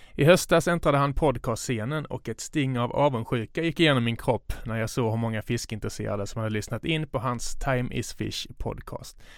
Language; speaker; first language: Swedish; native; Swedish